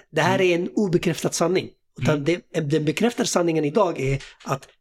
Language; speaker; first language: Swedish; early bilingual, other home language; Assyrian Neo-Aramaic